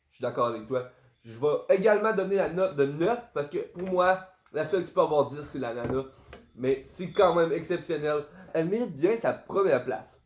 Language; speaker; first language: French; native; French